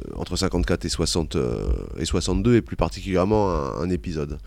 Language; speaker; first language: French; native; French